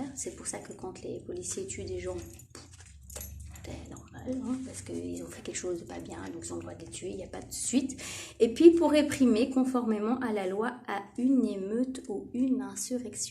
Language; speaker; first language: French; native; French